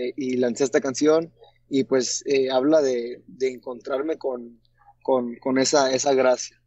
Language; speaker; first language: Spanish; early bilingual, heritage; Spanish